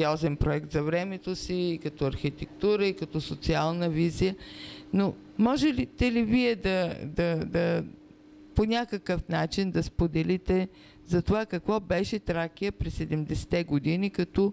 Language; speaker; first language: Bulgarian; native; Bulgarian